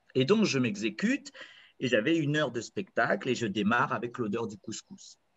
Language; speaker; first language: French; native; French